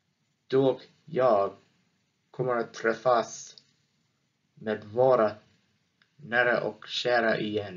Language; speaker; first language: Swedish; non-native, learner; English